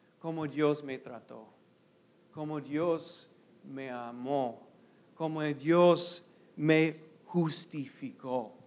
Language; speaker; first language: Spanish; non-native, fluent; English